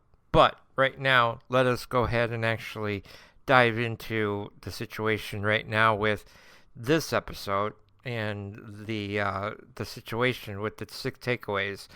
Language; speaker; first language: English; native; English